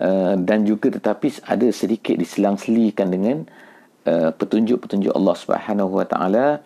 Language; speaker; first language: Malay; native; Malay